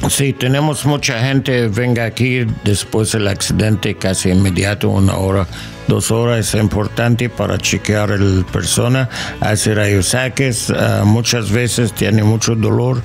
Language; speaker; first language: Spanish; non-native, learner; English